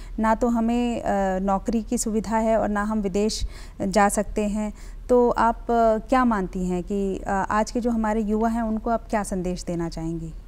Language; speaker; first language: Hindi; non-native, local second language; Telugu